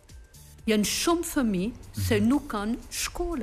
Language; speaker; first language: Albanian; non-native, learner; French